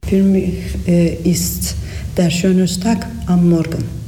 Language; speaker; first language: German; non-native, learner; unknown